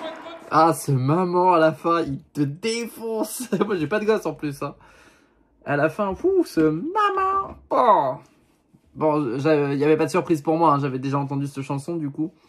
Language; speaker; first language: French; native; French